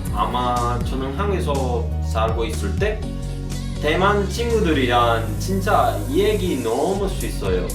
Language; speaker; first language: Korean; non-native, learner; Spanish